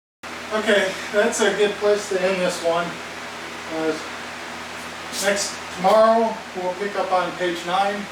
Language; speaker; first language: English; native; English